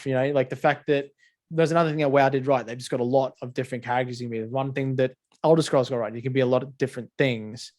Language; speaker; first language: English; native; English